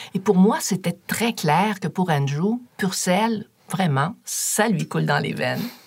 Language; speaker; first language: French; native; French